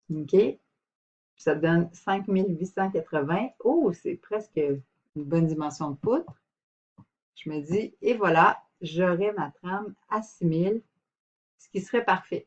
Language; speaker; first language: French; native; French